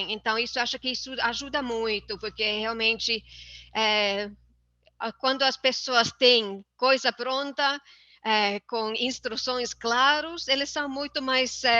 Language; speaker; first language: Portuguese; non-native, fluent; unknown